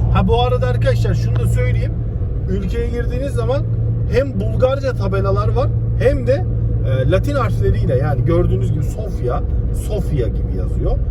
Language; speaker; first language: Turkish; early bilingual, heritage; Turkish